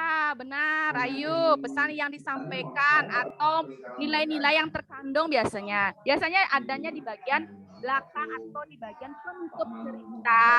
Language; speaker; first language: Indonesian; native; Indonesian